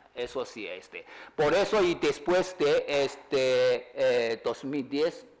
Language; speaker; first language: Spanish; non-native, fluent; Chinese